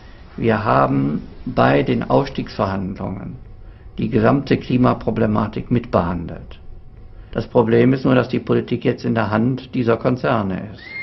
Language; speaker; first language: German; native; German